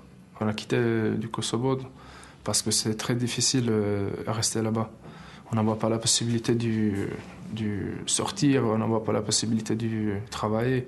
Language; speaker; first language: French; early bilingual, other home language; Albanian